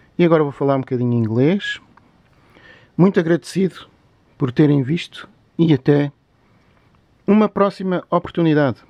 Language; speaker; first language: Portuguese; native; Portuguese